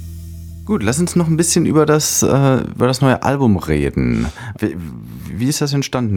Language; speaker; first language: German; native; German